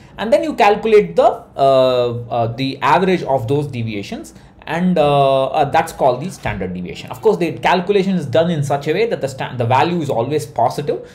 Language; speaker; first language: English; non-native, local second language; Tamil